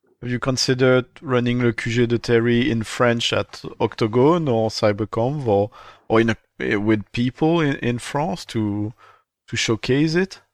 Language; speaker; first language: English; non-native, fluent; French